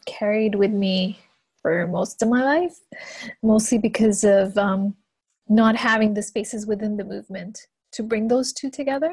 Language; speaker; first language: English; non-native, local second language; Urdu